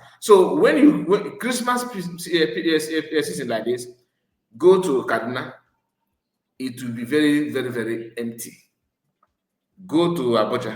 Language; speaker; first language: English; non-native, local second language; Igbo